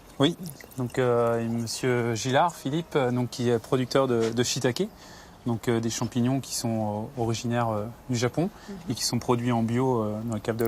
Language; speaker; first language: French; native; French